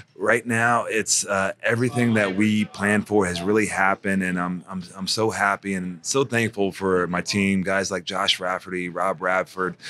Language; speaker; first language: English; native; English